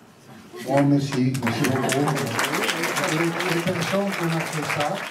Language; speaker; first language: French; non-native, learner; Spanish